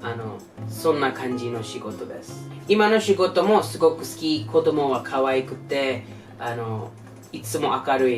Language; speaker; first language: Japanese; non-native, learner; English